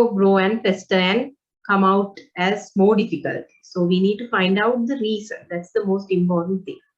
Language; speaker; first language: English; non-native, local second language; Sinhala